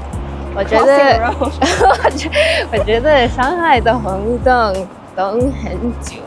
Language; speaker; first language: Chinese; non-native, learner; English